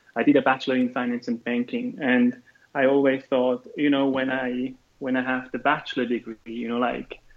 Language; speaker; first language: English; non-native, fluent; German